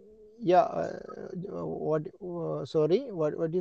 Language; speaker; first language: English; non-native, learner; Malayalam